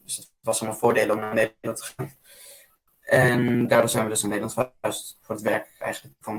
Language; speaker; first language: Dutch; early bilingual, other home language; German